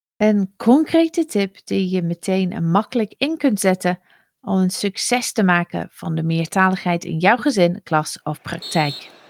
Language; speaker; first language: Dutch; non-native, fluent; English